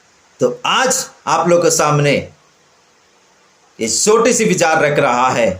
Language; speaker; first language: Hindi; non-native, local second language; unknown